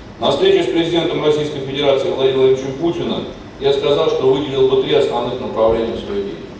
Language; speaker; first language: Russian; native; Russian